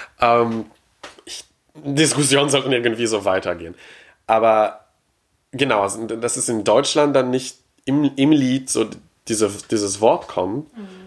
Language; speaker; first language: German; non-native, fluent; French